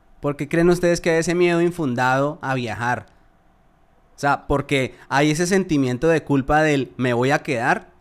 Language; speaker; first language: Spanish; native; Spanish